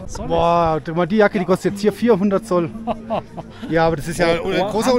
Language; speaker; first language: German; native; German